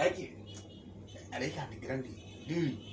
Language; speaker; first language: Arabic; native; Arabic